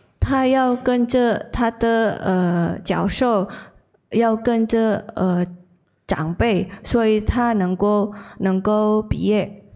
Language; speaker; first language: Chinese; non-native, learner; Indonesian